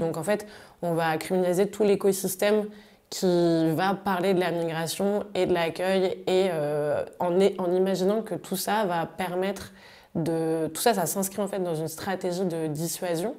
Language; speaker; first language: French; native; French